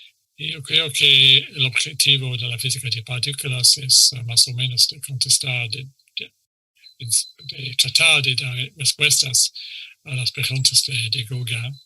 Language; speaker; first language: Spanish; non-native, fluent; English